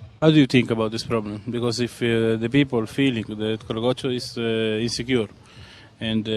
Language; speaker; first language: English; non-native, learner; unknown